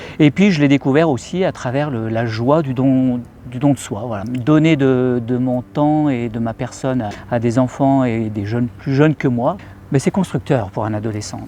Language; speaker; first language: French; native; French